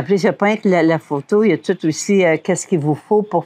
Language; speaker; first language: French; native; French